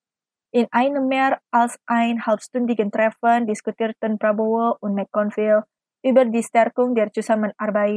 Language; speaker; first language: German; non-native, fluent; Indonesian